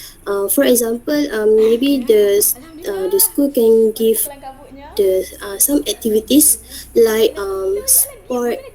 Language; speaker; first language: English; non-native, learner; Malay